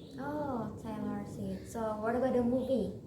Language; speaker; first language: English; non-native, learner; Indonesian